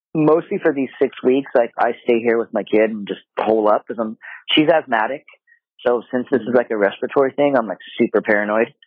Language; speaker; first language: English; non-native, fluent; Japanese